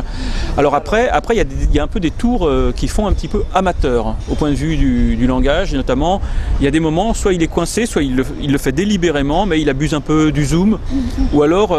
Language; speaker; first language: French; native; French